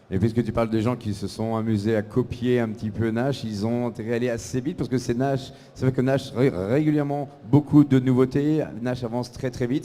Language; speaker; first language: French; native; French